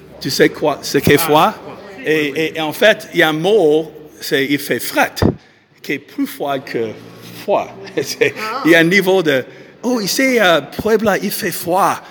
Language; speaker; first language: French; non-native, fluent; English